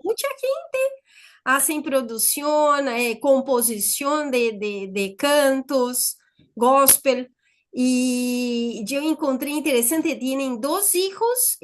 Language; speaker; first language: Spanish; non-native, fluent; Portuguese